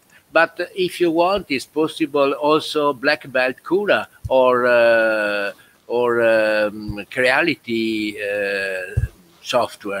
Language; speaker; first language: English; non-native, learner; Italian